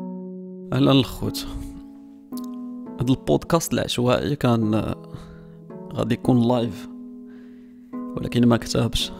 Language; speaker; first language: Arabic; native; Arabic